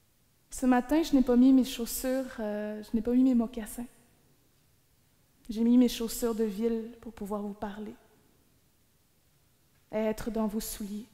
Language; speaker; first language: French; native; French